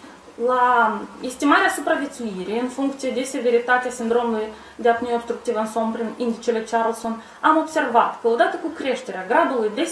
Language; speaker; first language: Romanian; native; Romanian